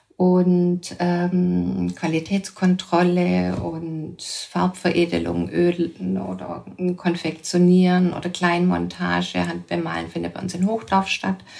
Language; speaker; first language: German; native; German